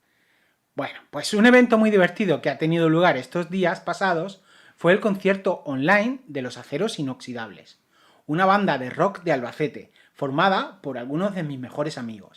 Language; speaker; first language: Spanish; native; Spanish